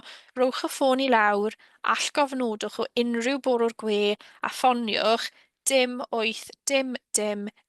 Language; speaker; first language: Welsh; native; Welsh